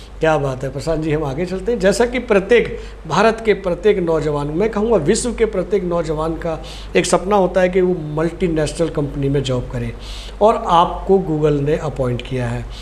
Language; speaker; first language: Hindi; native; Hindi